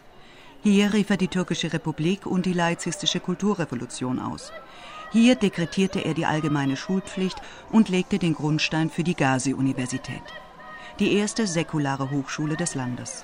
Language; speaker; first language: German; native; German